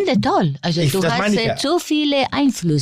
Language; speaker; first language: German; non-native, fluent; Spanish